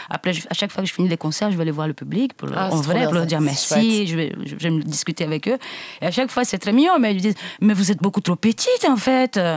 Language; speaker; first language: French; non-native, fluent; Portuguese